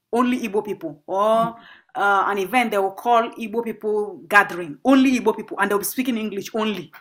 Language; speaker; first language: English; non-native, local second language; Igbo